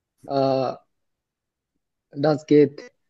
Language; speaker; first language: German; non-native, learner; Bangla